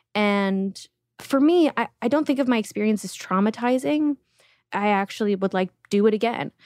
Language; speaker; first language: English; early bilingual, other home language; Russian